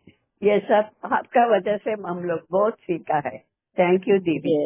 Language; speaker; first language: Hindi; non-native, local second language; Tamil